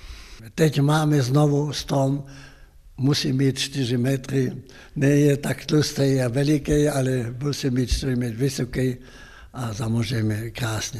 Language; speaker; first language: Czech; non-native, local second language; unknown